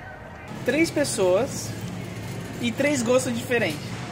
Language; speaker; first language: Portuguese; native; Portuguese